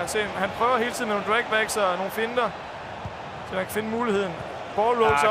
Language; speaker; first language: Danish; native; Danish